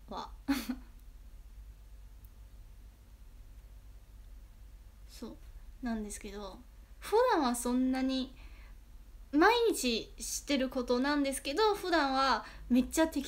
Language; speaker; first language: Japanese; non-native, fluent; Chinese